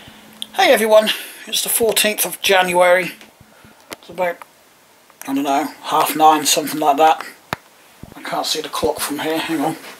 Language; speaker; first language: English; native; English